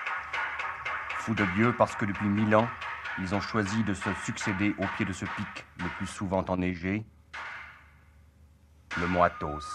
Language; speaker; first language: French; native; French